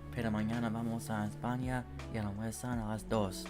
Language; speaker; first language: Spanish; non-native, learner; English